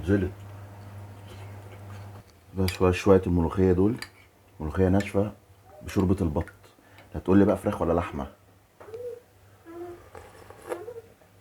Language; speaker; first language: Arabic; native; Arabic